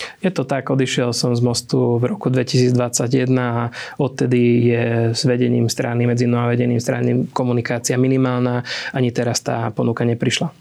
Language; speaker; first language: Slovak; non-native, local second language; Hungarian